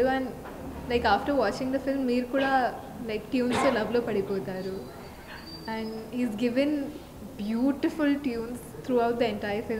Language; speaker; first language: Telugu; non-native, fluent; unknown